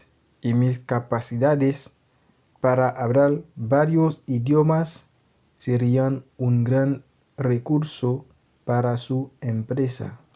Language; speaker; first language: Spanish; non-native, fluent; Haitian Creole